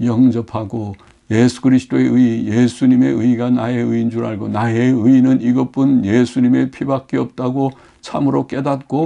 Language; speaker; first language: Korean; native; Korean